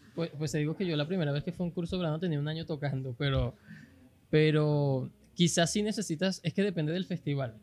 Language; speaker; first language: Spanish; native; Spanish